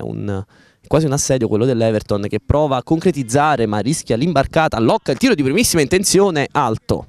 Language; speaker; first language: Italian; native; Italian